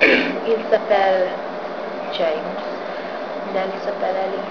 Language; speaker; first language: French; non-native, learner; English